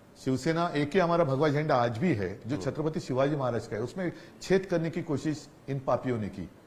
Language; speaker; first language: Hindi; non-native, local second language; Marathi